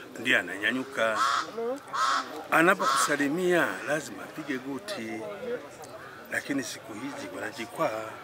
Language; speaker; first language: Swahili; non-native, local second language; Sukuma